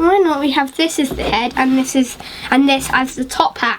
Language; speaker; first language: English; native; English